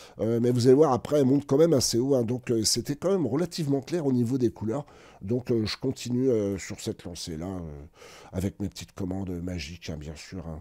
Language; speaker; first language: French; native; French